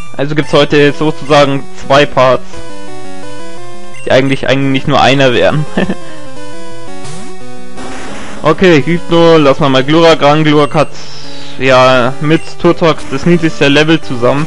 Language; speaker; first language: German; native; German